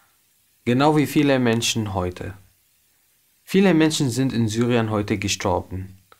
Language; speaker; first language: German; non-native, learner; Arabic